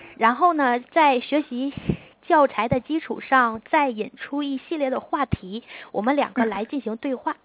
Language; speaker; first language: Chinese; native; Chinese